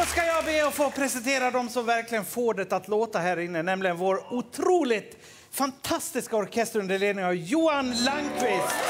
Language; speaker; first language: Swedish; native; Swedish